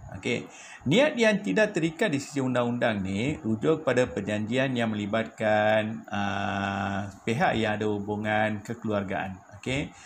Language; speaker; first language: Malay; non-native, local second language; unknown